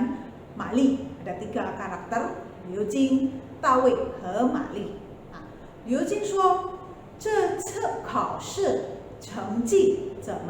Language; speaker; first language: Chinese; non-native, fluent; Indonesian